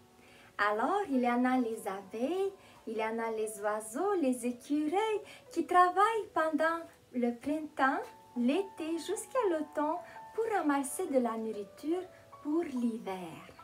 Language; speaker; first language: French; non-native, fluent; Romanian